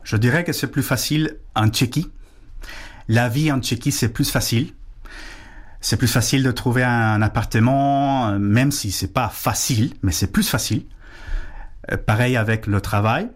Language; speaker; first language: French; non-native, fluent; Spanish